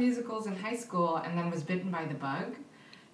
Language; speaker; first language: English; early bilingual, other home language; Filipino